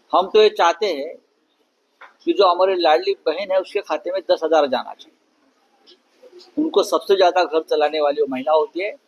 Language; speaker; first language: Hindi; non-native, local second language; Marathi